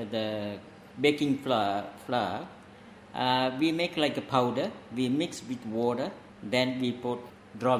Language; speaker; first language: English; non-native, local second language; Tamil